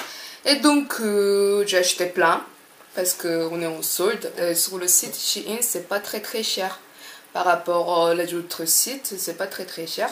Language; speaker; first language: French; non-native, fluent; Korean